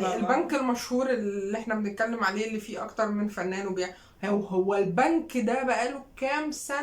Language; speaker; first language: Arabic; native; Arabic